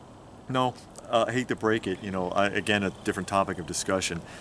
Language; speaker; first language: English; native; English